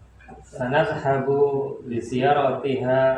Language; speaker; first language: Arabic; non-native, learner; Indonesian